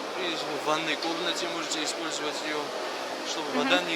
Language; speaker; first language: Russian; non-native, fluent; Georgian